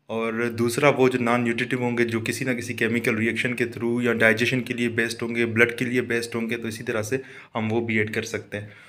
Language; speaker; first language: Urdu; non-native, local second language; Sindhi